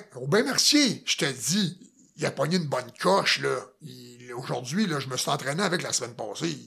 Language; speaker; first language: French; native; French